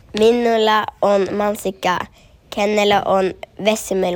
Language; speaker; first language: Finnish; early bilingual, heritage; Finnish